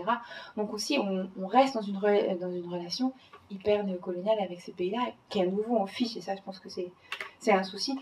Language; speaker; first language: French; native; French